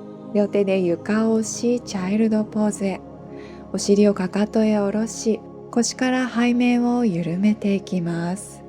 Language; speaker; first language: Japanese; native; Japanese